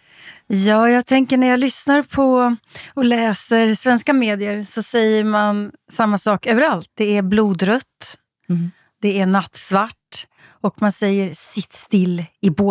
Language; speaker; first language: Swedish; native; Swedish